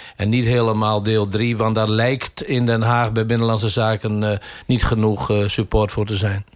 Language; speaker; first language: Dutch; native; Dutch